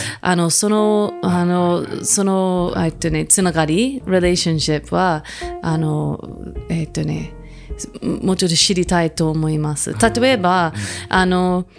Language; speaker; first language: Japanese; non-native, fluent; English